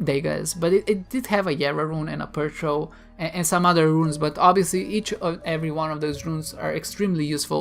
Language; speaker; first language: English; non-native, fluent; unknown